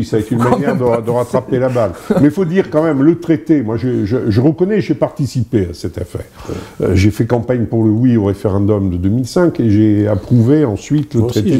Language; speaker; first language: French; native; French